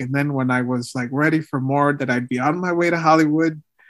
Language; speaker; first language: English; early bilingual, other home language; Spanish